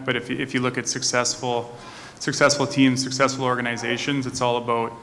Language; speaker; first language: English; native; English